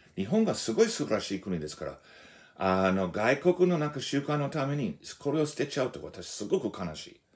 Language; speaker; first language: Japanese; non-native, fluent; English